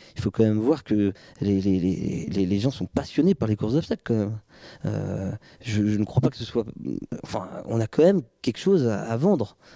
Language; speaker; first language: French; native; French